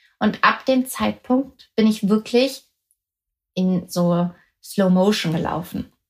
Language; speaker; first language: German; native; German